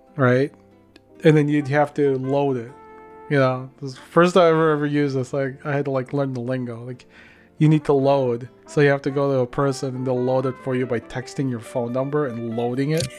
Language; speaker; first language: English; native; English